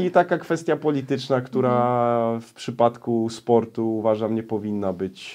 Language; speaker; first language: Polish; native; Polish